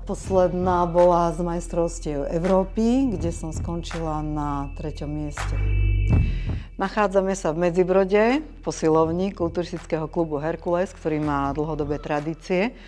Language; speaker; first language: Slovak; native; Slovak